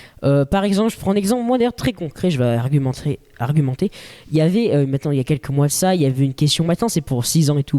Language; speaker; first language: French; native; French